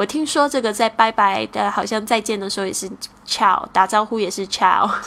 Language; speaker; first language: Chinese; native; Chinese